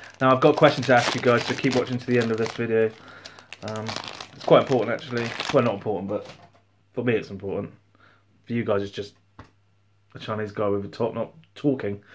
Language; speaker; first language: English; native; English